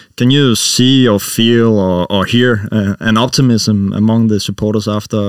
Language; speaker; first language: English; non-native, fluent; Danish